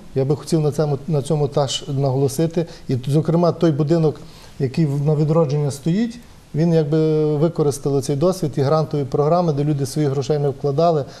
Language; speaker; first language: Ukrainian; native; Ukrainian